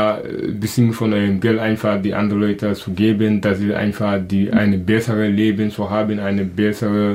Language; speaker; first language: German; non-native, local second language; Wolof